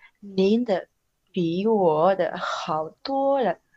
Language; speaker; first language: Chinese; non-native, learner; Indonesian